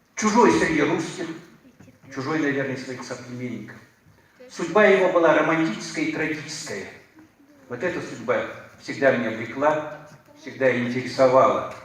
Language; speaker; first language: Russian; non-native, local second language; Uyghur